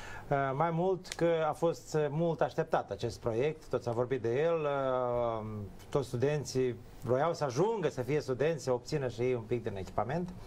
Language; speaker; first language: Romanian; native; Romanian